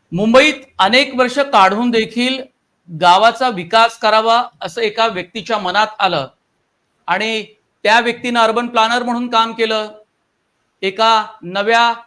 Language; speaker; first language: Marathi; native; Marathi